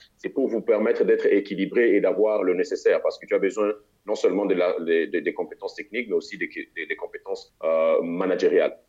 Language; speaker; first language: French; non-native, local second language; Lingala